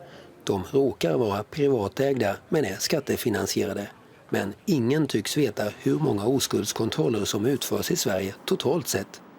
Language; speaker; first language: Swedish; native; Swedish